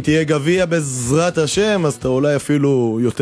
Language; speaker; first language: Hebrew; native; Hebrew